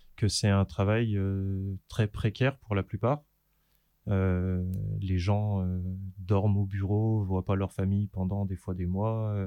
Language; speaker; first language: French; native; French